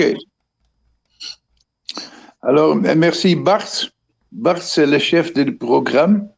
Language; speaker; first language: French; non-native, fluent; Dutch